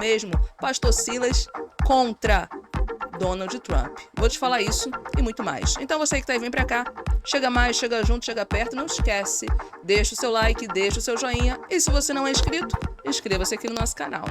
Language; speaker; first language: Portuguese; native; Portuguese